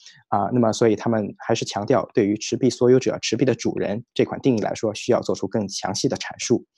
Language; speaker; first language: Chinese; native; Chinese